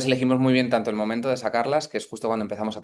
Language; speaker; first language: Spanish; native; Spanish